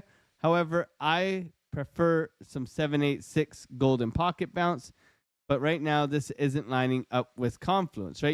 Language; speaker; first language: English; native; English